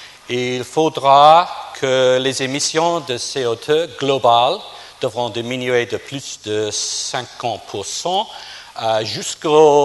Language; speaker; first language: French; non-native, fluent; English